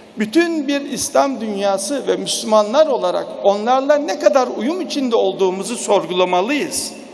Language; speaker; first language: Turkish; native; Turkish